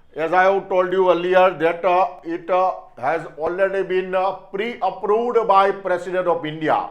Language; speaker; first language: English; non-native, local second language; Gujarati